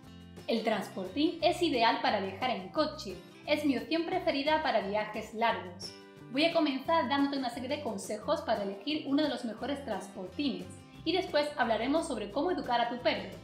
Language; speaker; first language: Spanish; native; Spanish